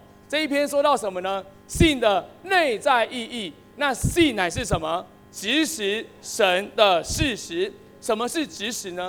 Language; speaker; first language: Chinese; native; Chinese